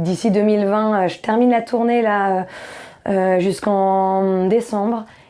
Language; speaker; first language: French; native; French